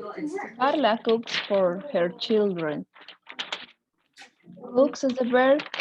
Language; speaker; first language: English; non-native, learner; Spanish